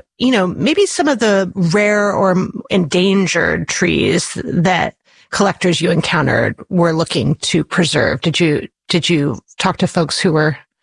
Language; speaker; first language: English; native; English